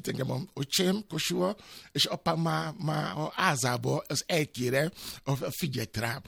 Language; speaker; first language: Hungarian; non-native, fluent; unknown